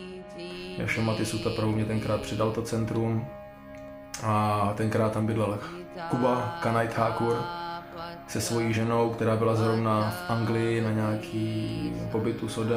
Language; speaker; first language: Czech; native; Czech